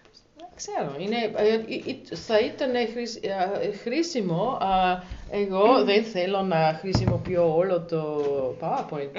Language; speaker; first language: Greek; non-native, learner; German